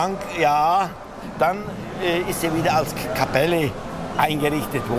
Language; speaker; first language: German; native; German